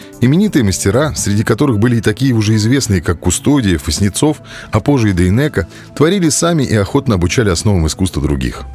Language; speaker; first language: Russian; native; Russian